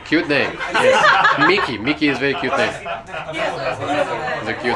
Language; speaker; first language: English; non-native, learner; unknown